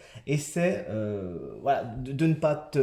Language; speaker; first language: French; native; French